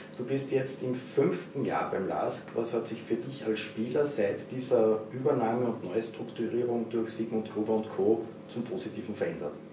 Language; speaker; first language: German; native; German